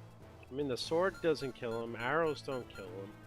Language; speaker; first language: English; native; English